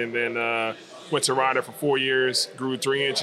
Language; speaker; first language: English; native; English